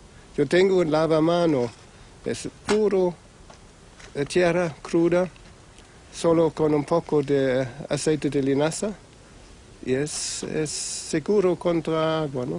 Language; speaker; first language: Spanish; non-native, fluent; German